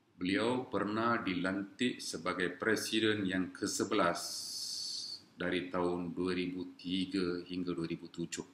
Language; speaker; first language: Malay; non-native, local second language; Tamil